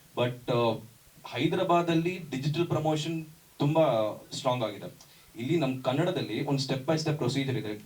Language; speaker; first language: Kannada; native; Kannada